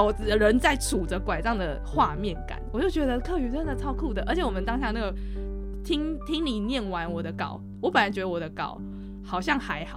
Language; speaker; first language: Chinese; non-native, local second language; Min Nan Chinese